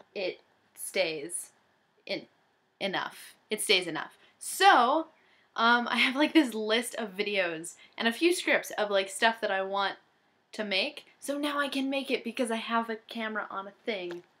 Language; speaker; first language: English; native; English